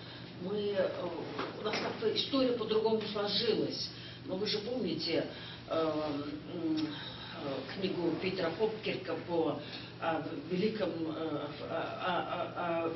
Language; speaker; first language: Russian; non-native, local second language; Kyrgyz